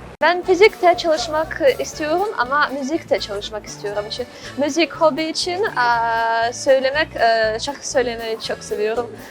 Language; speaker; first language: Turkish; non-native, learner; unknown